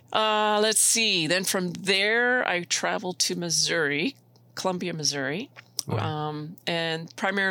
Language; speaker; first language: English; native; English